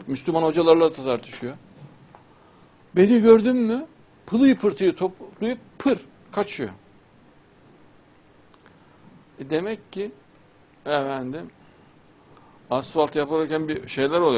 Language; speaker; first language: Turkish; native; Turkish